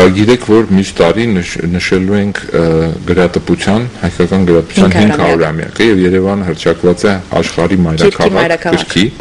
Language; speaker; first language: Armenian; native; Armenian